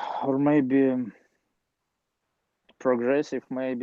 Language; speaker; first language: English; non-native, learner; Russian